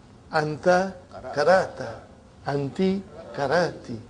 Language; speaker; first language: Arabic; non-native, fluent; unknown